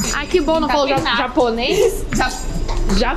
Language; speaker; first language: Portuguese; native; Portuguese